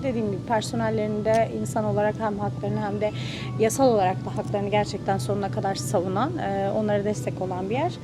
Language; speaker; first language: Turkish; native; Turkish